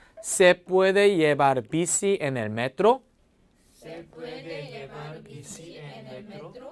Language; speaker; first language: Spanish; non-native, fluent; Korean